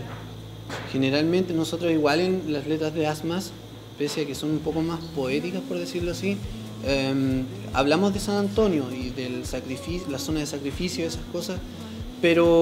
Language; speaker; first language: Spanish; native; Spanish